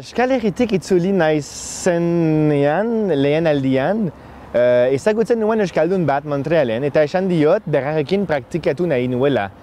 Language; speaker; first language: Basque; non-native, fluent; French